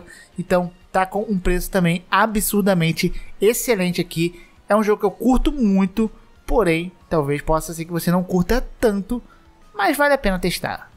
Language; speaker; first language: Portuguese; native; Portuguese